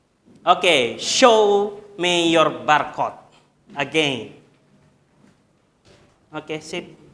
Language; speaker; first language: English; non-native, learner; Indonesian